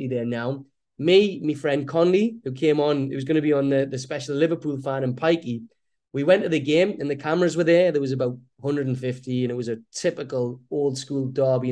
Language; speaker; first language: English; native; English